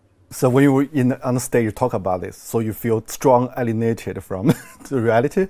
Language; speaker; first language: English; non-native, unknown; Chinese